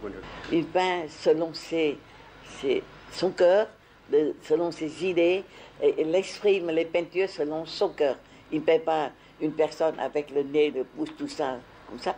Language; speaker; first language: French; non-native, fluent; Vietnamese